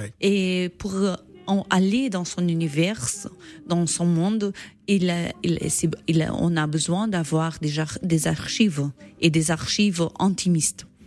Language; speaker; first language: French; non-native, learner; Portuguese